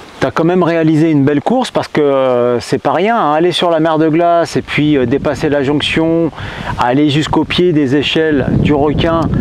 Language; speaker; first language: French; native; French